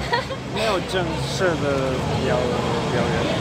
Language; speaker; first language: Chinese; non-native, learner; Italian